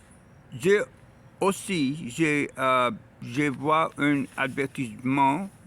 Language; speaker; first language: French; non-native, learner; Arabic